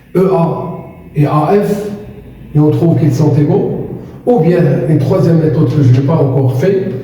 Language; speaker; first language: French; non-native, local second language; Arabic